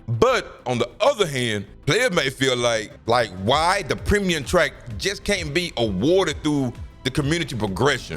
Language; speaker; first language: English; native; English